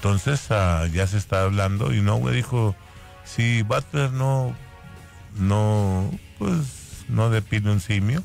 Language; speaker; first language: Spanish; native; Spanish